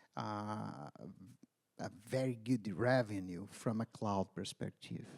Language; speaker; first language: English; non-native, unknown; Portuguese